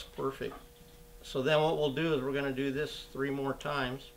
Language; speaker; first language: English; native; English